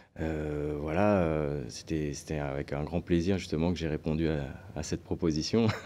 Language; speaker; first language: French; native; French